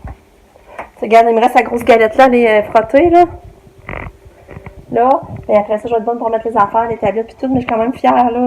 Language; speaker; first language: French; native; French